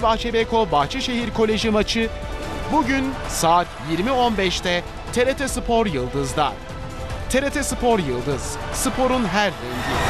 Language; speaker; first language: Turkish; native; Turkish